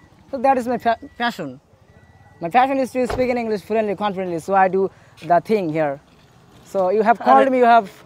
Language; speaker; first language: English; non-native, local second language; Bangla